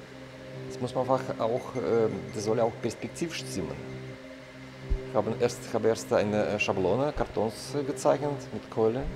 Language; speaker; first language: German; non-native, fluent; Russian